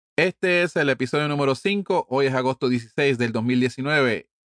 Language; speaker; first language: Spanish; early bilingual, heritage; Spanish